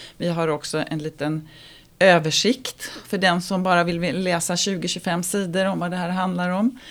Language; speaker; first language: Swedish; native; Swedish